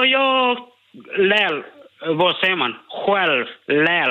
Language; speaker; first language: Swedish; non-native, learner; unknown